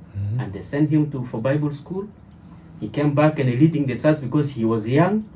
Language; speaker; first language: English; non-native, learner; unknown